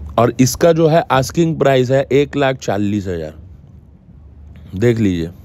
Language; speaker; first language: Hindi; native; Hindi